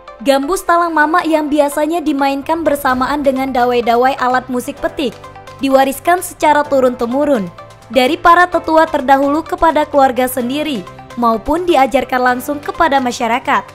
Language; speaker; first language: Indonesian; native; Indonesian